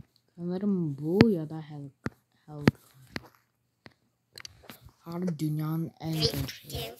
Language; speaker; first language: Turkish; early bilingual, heritage; Turkish